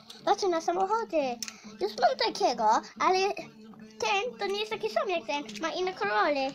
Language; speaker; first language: Polish; early bilingual, heritage; Polish